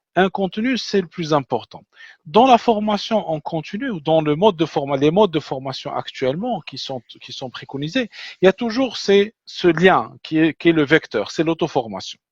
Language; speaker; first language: French; non-native, local second language; Arabic